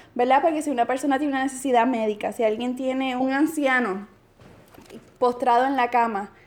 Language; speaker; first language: Spanish; native; Spanish